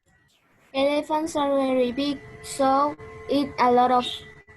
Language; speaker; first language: English; non-native, learner; Spanish